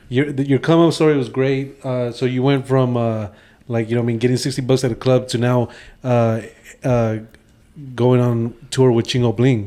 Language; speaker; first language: English; early bilingual, other home language; Spanish